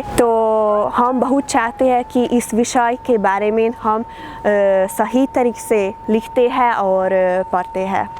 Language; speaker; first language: Hindi; non-native, learner; Hungarian